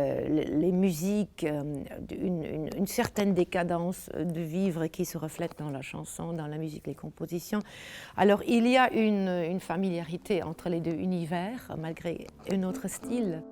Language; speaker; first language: French; non-native, fluent; German